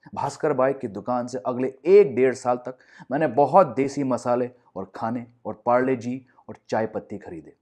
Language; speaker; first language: Hindi; non-native, local second language; English